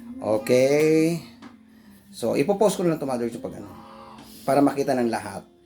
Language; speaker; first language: Filipino; non-native, local second language; Bikol